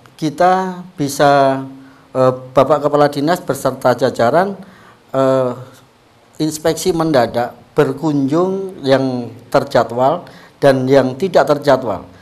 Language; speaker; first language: Indonesian; non-native, local second language; Javanese